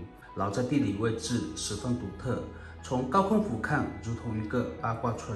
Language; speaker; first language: Chinese; non-native, local second language; Min Nan Chinese